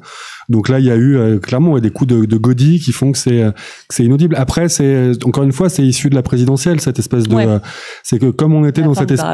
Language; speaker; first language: French; native; French